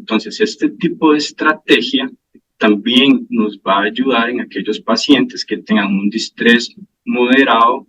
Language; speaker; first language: Spanish; native; Spanish